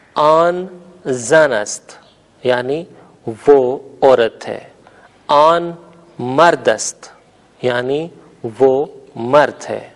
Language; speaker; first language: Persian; non-native, fluent; Urdu